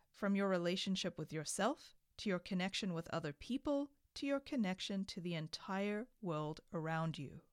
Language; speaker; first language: English; native; English